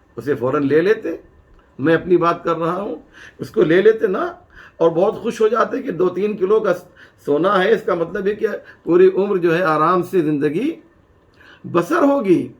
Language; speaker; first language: Urdu; native; Urdu